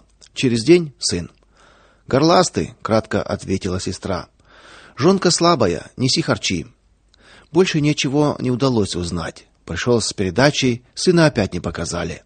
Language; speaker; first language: Russian; native; Russian